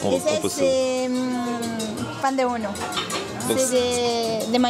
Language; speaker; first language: French; non-native, learner; Spanish